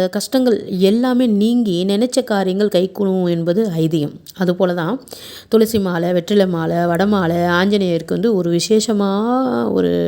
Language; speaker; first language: Tamil; non-native, local second language; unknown